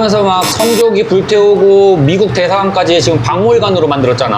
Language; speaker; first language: Korean; native; Korean